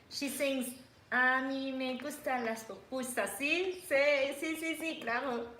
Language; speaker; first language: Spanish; non-native, learner; English